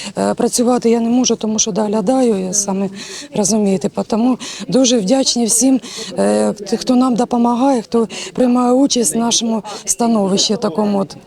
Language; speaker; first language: Ukrainian; non-native, local second language; Russian